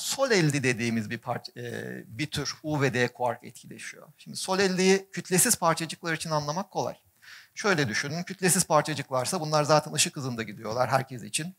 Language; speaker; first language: Turkish; native; Turkish